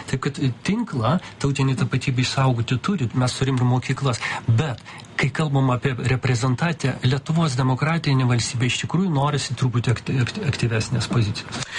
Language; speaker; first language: Lithuanian; non-native, local second language; Russian